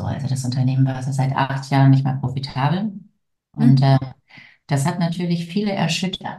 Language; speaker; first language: German; native; German